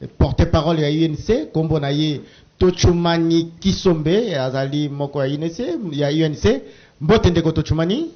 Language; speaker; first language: Lingala; native; Lingala